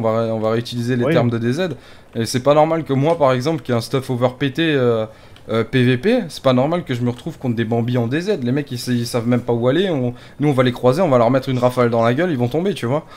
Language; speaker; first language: French; native; French